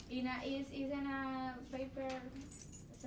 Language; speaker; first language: English; non-native, learner; Spanish